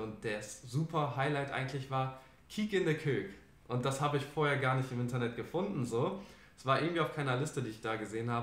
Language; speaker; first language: German; native; German